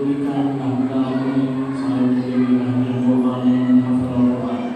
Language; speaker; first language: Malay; non-native, learner; Arabic